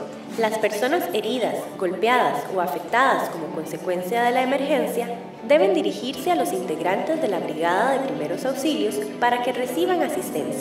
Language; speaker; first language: Spanish; native; Spanish